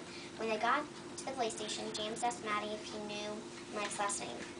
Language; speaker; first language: English; native; English